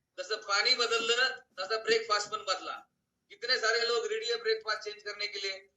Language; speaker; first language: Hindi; non-native, local second language; Marathi